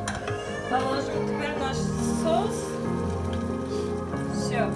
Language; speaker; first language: Russian; non-native, local second language; Tajik